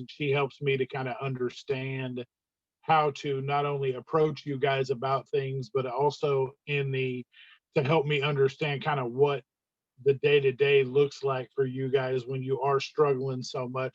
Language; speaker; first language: English; native; English